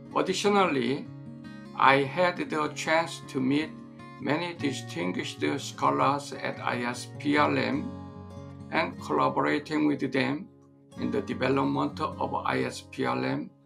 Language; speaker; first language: English; non-native, fluent; Korean